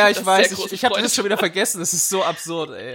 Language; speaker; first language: German; native; German